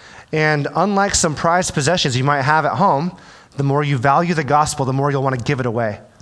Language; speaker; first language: English; early bilingual, other home language; Chinese